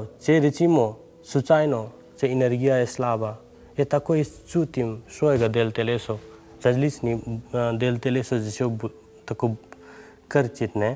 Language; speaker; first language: Slovenian; non-native, learner; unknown